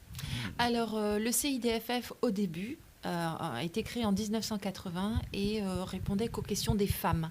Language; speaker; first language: French; native; French